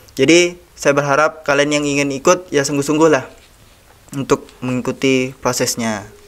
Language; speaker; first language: Indonesian; native; Indonesian